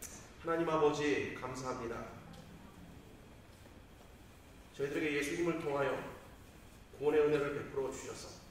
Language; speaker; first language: Korean; native; Korean